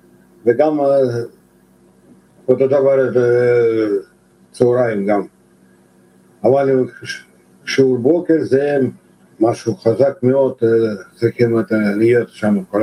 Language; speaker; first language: Hebrew; non-native, fluent; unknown